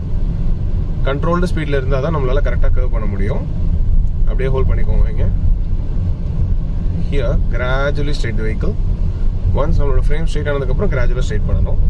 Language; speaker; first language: Tamil; native; Tamil